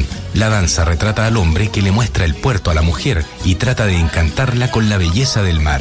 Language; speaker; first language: Spanish; native; Spanish